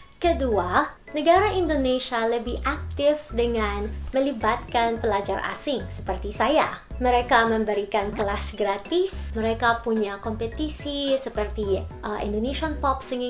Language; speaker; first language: Indonesian; non-native, learner; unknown